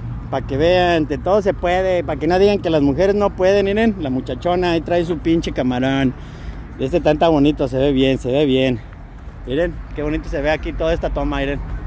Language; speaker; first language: Spanish; native; Spanish